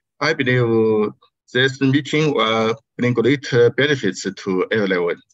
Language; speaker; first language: English; non-native, learner; Chinese